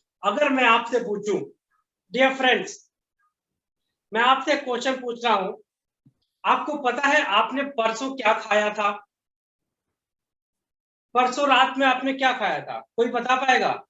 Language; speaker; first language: Hindi; native; Hindi